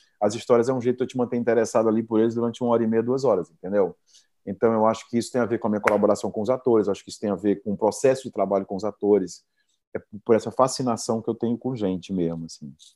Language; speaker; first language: Portuguese; native; Portuguese